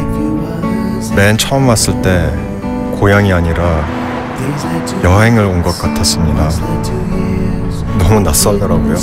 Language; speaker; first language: Korean; early bilingual, heritage; Korean